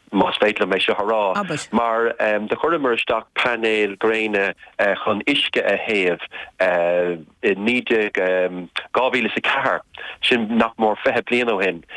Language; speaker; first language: Irish; native; Irish